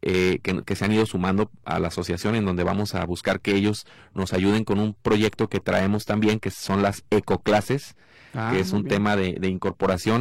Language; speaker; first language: Spanish; native; Spanish